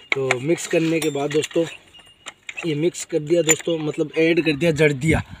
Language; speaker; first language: Hindi; non-native, local second language; Rajasthani